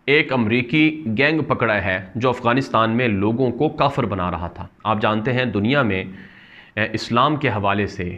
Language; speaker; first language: Urdu; native; Urdu